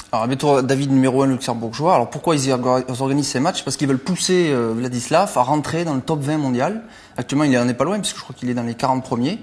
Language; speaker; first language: French; native; French